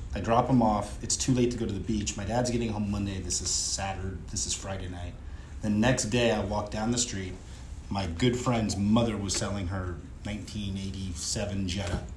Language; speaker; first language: English; native; English